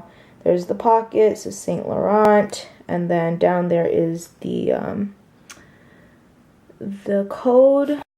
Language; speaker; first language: English; native; English